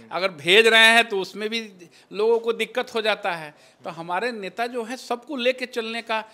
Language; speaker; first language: Hindi; native; Hindi